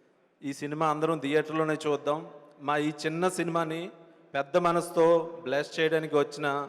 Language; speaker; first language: Telugu; native; Telugu